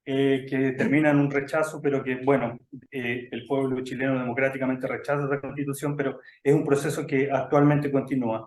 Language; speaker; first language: Spanish; native; Spanish